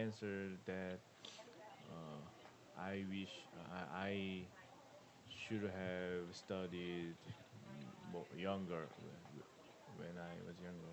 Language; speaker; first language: English; non-native, learner; Korean